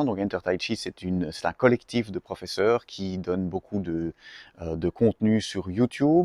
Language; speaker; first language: French; native; French